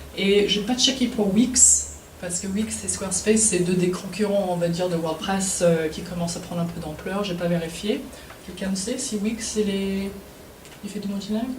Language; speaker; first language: French; non-native, fluent; English